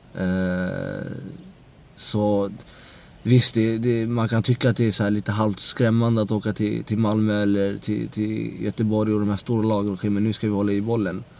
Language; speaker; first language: Swedish; early bilingual, other home language; Central Kurdish